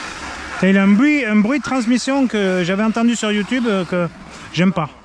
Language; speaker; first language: French; native; French